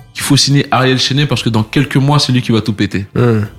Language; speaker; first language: French; native; French